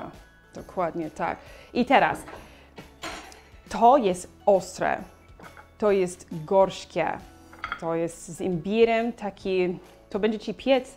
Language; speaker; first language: Polish; non-native, learner; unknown